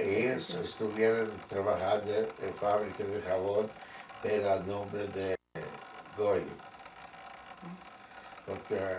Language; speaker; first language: Spanish; non-native, fluent; Yiddish